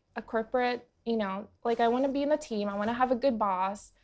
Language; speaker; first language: English; early bilingual, other home language; Portuguese